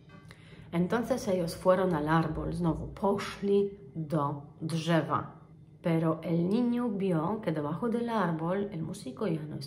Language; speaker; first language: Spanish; non-native, fluent; Polish